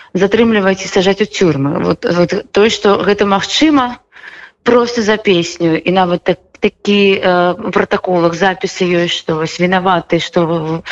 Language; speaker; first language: Belarusian; non-native, local second language; Russian